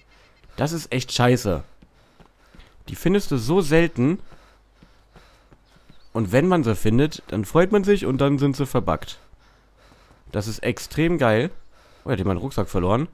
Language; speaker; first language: German; native; German